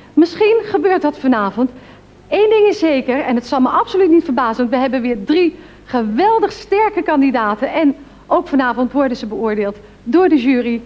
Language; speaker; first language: Dutch; native; Dutch